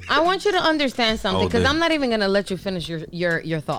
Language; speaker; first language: English; early bilingual, other home language; Spanish